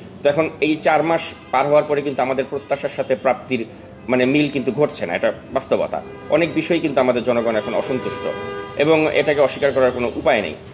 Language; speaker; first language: Bangla; native; Bangla